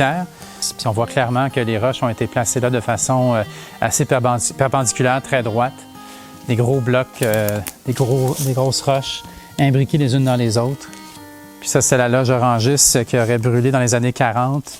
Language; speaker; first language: French; native; French